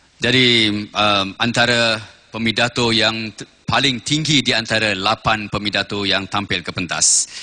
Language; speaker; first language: Malay; native; Malay